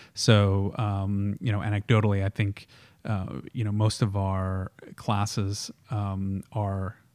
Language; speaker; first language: English; non-native, fluent; Swiss German